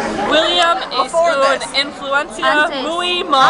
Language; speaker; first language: Spanish; non-native, learner; English